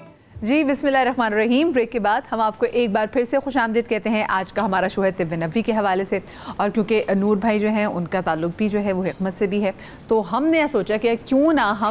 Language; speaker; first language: Urdu; native; Urdu